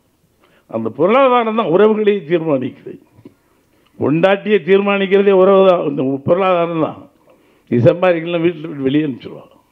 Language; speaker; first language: Tamil; native; Tamil